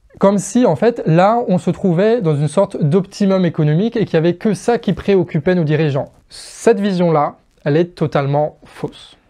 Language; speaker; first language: French; native; French